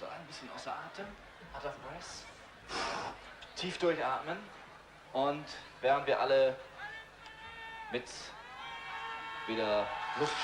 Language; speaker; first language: German; native; German